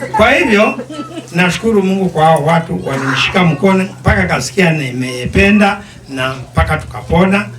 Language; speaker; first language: Swahili; non-native, local second language; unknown